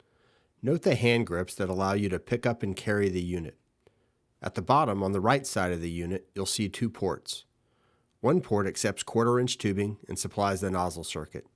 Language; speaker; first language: English; native; English